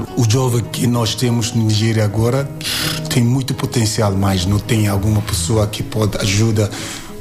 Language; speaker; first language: Portuguese; non-native, learner; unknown